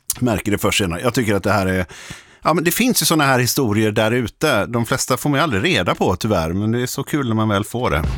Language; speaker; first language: Swedish; native; Swedish